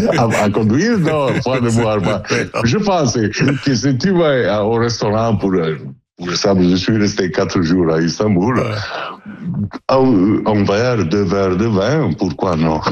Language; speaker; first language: French; non-native, learner; Italian